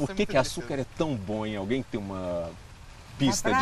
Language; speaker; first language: Portuguese; native; Portuguese